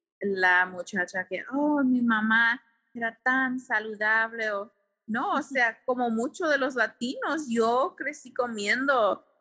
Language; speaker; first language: Spanish; early bilingual, heritage; Spanish